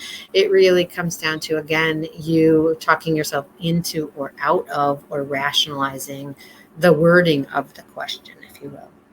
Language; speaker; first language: English; native; English